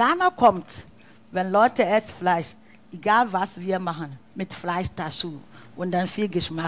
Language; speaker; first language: German; non-native, learner; Akan